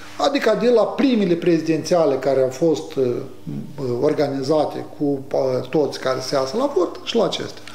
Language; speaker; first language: Romanian; native; Romanian